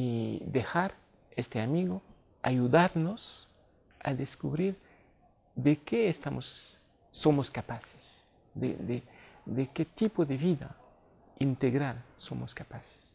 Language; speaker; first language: Spanish; non-native, fluent; French